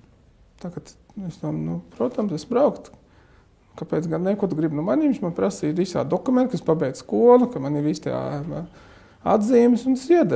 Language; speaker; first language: Latvian; non-native, fluent; Arabic